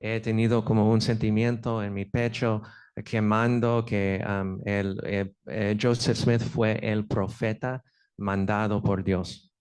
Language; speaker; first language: Spanish; non-native, fluent; English